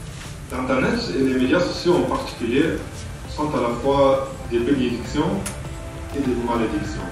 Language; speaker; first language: French; non-native, fluent; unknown